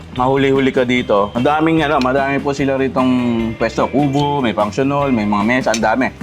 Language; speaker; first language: Filipino; native; Filipino